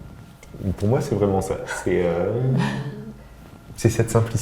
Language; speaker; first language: French; native; French